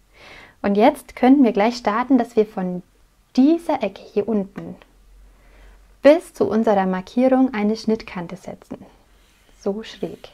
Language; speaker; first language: German; native; German